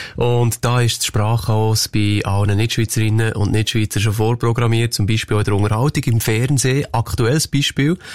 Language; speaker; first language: German; native; German